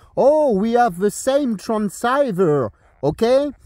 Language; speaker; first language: English; non-native, learner; French